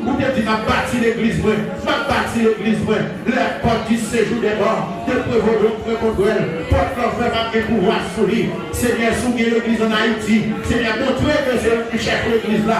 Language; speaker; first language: French; non-native, local second language; Haitian Creole